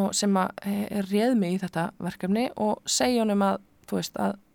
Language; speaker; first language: Icelandic; native; Icelandic